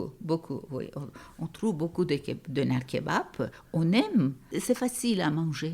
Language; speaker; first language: French; non-native, fluent; Turkish